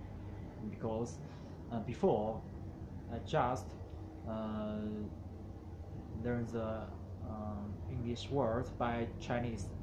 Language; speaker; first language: English; non-native, learner; Chinese